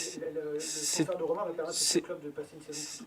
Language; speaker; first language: French; native; French